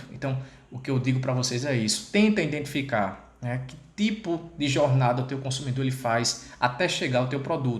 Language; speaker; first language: Portuguese; native; Portuguese